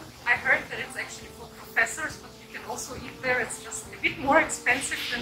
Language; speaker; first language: English; non-native, fluent; German